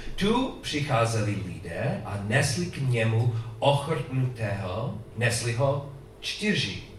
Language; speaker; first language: Czech; non-native, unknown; English